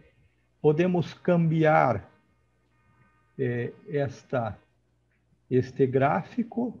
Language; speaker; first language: Spanish; non-native, learner; Portuguese